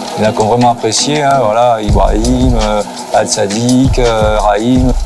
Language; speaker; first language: French; native; French